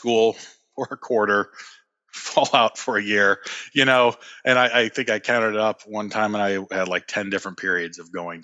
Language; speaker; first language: English; native; English